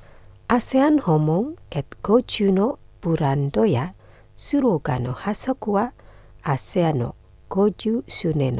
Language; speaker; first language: Japanese; non-native, fluent; Indonesian